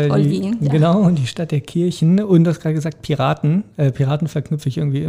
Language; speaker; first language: German; native; German